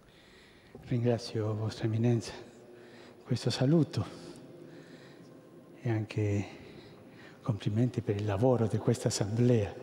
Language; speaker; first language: Italian; non-native, fluent; Spanish